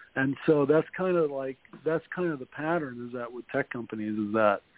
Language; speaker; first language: English; native; English